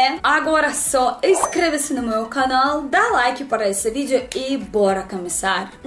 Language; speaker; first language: Portuguese; non-native, learner; Russian